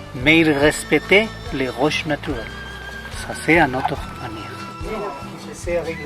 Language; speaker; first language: French; non-native, fluent; Spanish